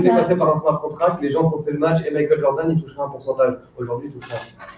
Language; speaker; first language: French; native; French